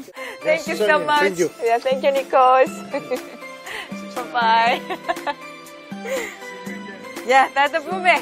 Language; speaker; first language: English; non-native, learner; Korean